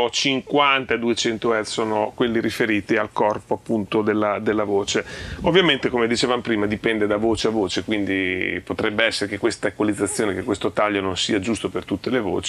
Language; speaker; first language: Italian; native; Italian